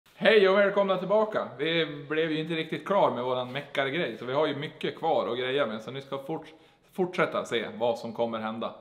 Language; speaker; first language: Swedish; native; Swedish